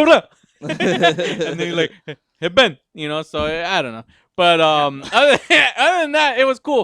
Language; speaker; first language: English; native; English